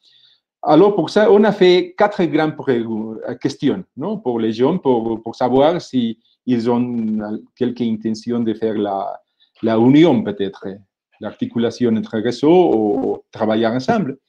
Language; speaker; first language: French; non-native, fluent; Spanish